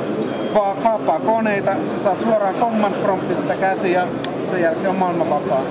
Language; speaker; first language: Finnish; native; Finnish